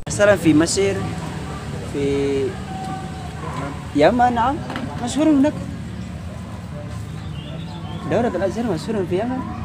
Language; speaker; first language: Arabic; non-native, learner; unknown